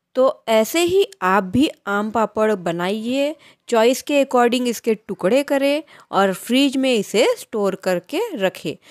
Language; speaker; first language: Hindi; non-native, local second language; Marathi